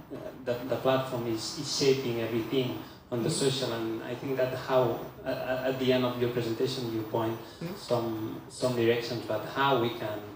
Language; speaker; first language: English; non-native, fluent; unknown